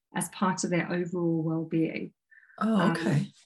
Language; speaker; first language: English; native; English